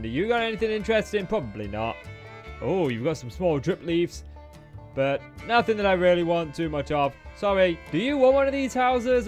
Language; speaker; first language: English; native; English